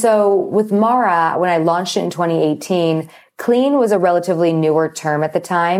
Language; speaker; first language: English; native; English